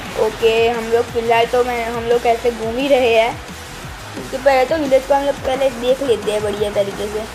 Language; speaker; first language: Hindi; non-native, local second language; Gujarati